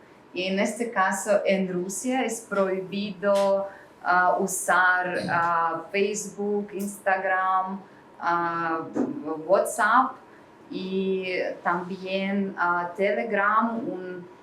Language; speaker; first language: Spanish; non-native, learner; Russian